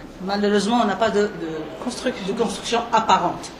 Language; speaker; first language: French; non-native, local second language; Arabic